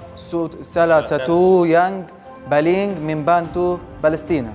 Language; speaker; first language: Indonesian; non-native, learner; Arabic